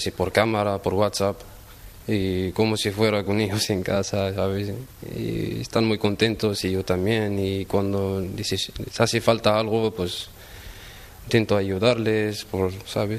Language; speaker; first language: Spanish; non-native, fluent; Arabic